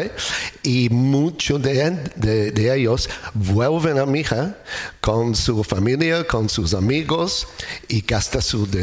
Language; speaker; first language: Spanish; non-native, learner; English